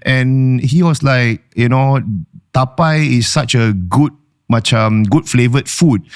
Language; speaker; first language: English; non-native, local second language; Malay